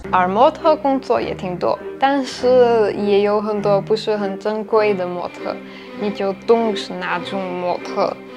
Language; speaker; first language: Chinese; non-native, fluent; Slovak